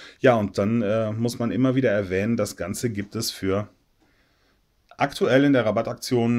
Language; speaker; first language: German; native; German